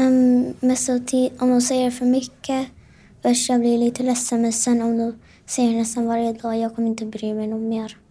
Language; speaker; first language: Swedish; non-native, local second language; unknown